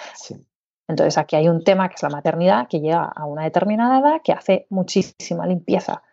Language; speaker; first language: Spanish; native; Spanish